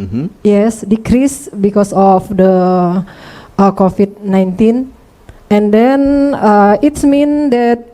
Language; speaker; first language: English; non-native, learner; Indonesian